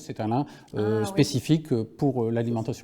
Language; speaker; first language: French; native; French